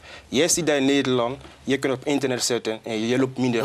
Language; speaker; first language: Dutch; non-native, fluent; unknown